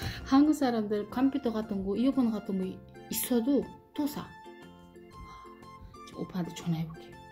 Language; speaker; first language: Korean; non-native, fluent; Uzbek